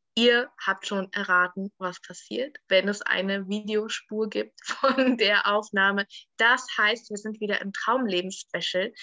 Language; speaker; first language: German; native; German